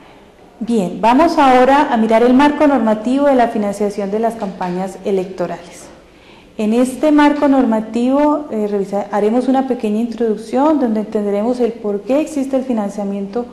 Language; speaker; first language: Spanish; native; Spanish